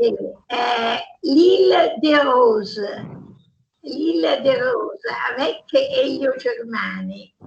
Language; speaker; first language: French; non-native, learner; Italian